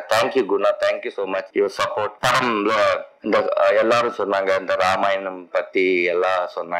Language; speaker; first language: Tamil; non-native, learner; Telugu